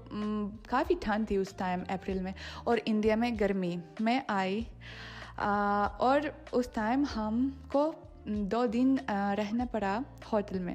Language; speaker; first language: Hindi; non-native, fluent; Russian